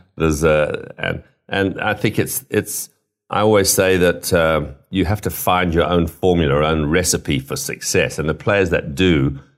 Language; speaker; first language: English; native; English